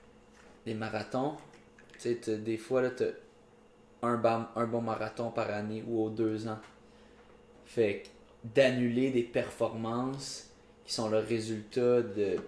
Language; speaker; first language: French; native; French